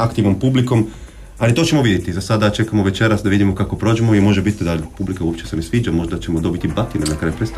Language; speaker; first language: Croatian; non-native, fluent; Italian